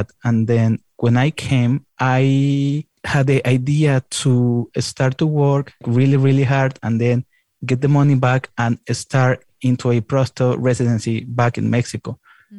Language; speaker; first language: English; non-native, fluent; Spanish